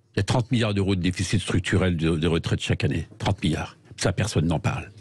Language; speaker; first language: French; native; French